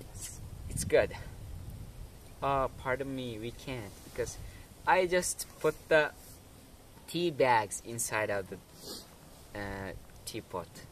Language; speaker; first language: English; non-native, learner; Turkish